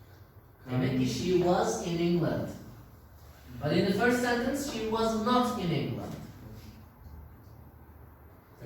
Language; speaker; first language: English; non-native, fluent; Turkish